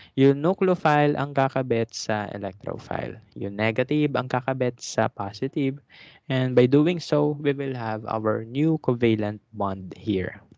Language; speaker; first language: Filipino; native; Filipino